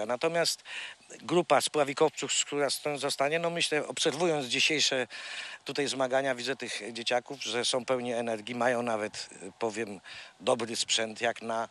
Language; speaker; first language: Polish; native; Polish